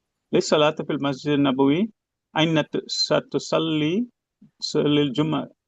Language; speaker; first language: Arabic; non-native, learner; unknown